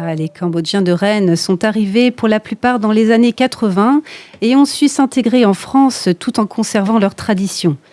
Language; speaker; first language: French; native; French